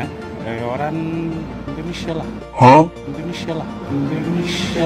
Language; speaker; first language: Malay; non-native, learner; Bangla